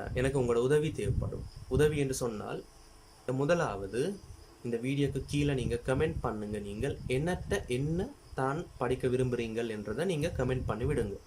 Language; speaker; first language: Tamil; non-native, local second language; Sinhala